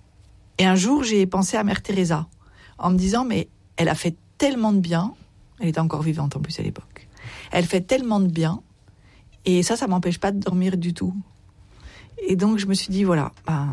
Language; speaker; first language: French; native; French